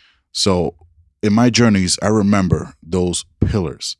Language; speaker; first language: English; early bilingual, other home language; Spanish